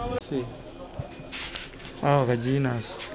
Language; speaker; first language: Spanish; non-native, learner; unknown